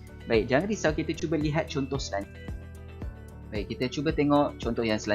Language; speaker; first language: Malay; native; Malay